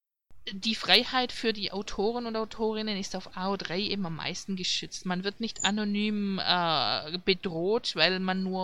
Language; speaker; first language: German; native; German